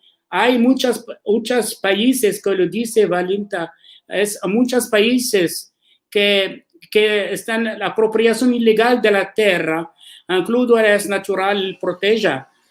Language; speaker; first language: Spanish; non-native, learner; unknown